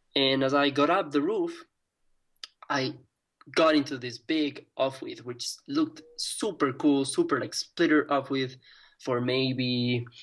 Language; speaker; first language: English; non-native, fluent; Spanish